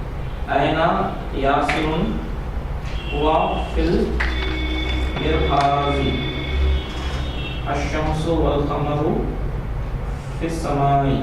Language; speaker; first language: Arabic; non-native, learner; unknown